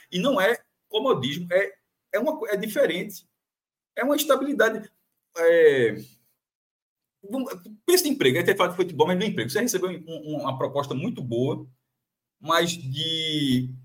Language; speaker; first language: Portuguese; native; Portuguese